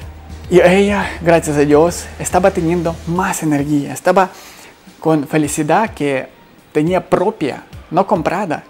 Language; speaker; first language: Spanish; non-native, fluent; Ukrainian